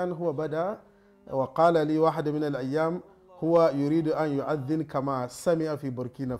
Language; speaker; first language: Arabic; non-native, fluent; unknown